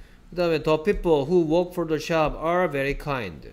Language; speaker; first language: English; non-native, fluent; Korean